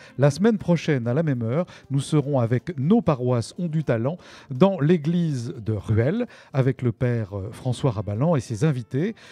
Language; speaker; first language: French; native; French